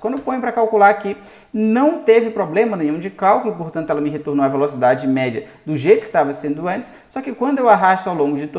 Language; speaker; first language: Portuguese; native; Portuguese